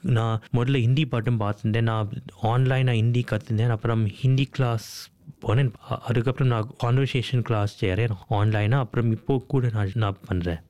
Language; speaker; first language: Tamil; early bilingual, heritage; English